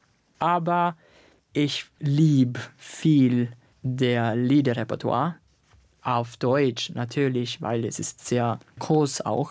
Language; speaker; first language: German; non-native, fluent; Italian